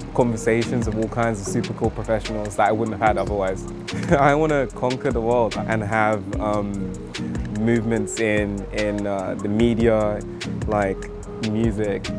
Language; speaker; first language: English; native; English